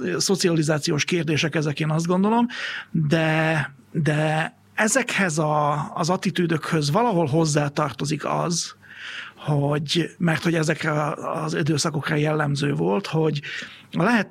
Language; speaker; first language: Hungarian; native; Hungarian